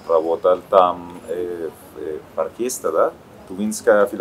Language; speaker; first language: Russian; non-native, learner; Spanish